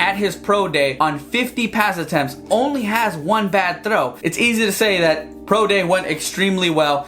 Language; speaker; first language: English; native; English